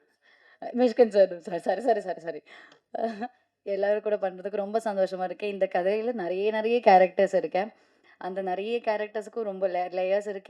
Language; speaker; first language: Tamil; non-native, learner; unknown